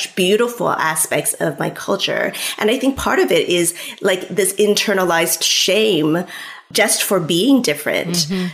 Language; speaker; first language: English; early bilingual, other home language; Cantonese